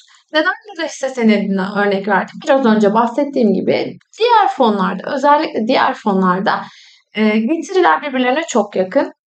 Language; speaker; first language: Turkish; native; Turkish